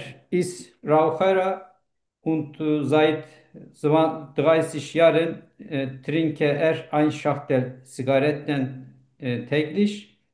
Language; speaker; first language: German; non-native, learner; Turkish